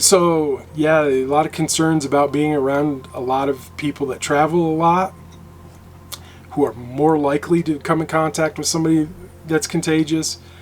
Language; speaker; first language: English; native; English